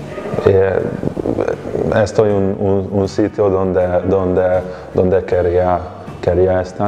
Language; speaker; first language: Spanish; non-native, fluent; Hungarian